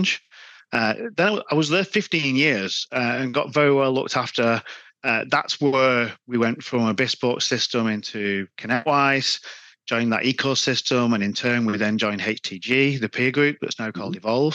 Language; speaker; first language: English; native; English